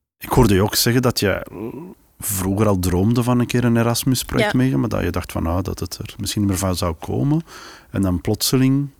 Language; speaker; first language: Dutch; native; Dutch